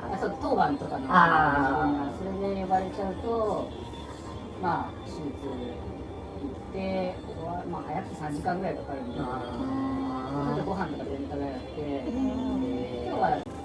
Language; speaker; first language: Japanese; native; Japanese